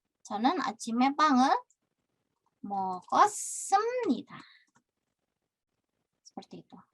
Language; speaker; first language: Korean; non-native, fluent; Indonesian